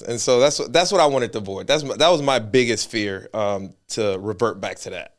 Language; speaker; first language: English; early bilingual, other home language; Spanish